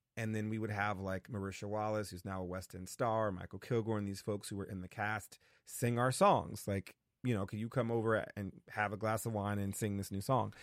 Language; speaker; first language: English; native; English